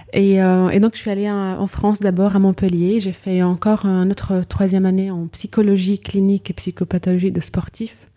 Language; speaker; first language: French; non-native, local second language; Arabic